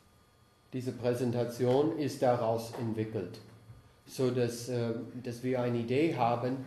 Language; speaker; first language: German; non-native, fluent; English